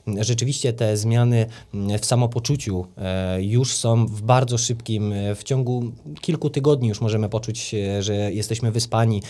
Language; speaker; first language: Polish; native; Polish